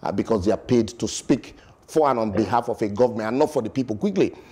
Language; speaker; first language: English; non-native, local second language; Bini